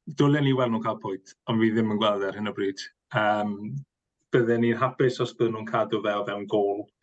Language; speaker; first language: Welsh; native; Welsh